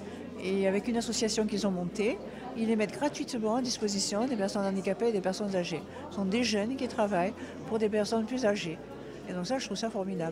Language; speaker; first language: French; native; French